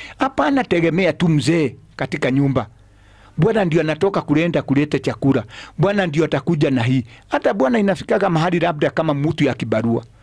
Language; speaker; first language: Swahili; non-native, local second language; Kikuyu